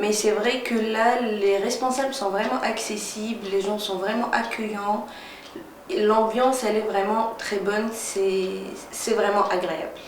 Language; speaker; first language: French; non-native, local second language; Arabic